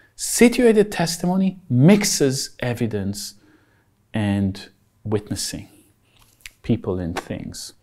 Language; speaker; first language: English; non-native, fluent; Hebrew